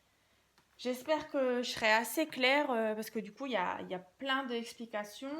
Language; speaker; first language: French; native; French